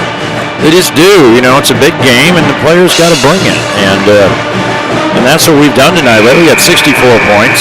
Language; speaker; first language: English; native; English